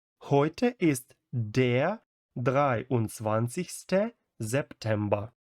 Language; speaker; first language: German; non-native, fluent; Ukrainian